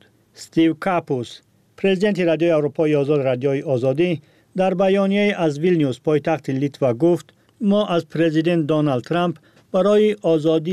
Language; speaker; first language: Persian; native; Persian